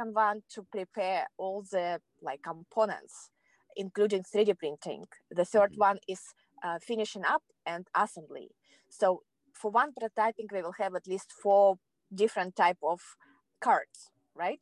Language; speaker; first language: English; non-native, fluent; Kazakh